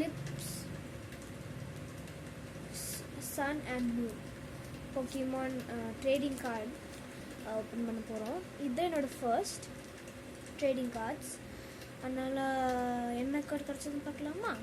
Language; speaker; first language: Tamil; early bilingual, heritage; Tamil